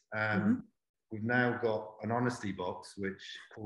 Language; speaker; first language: English; native; English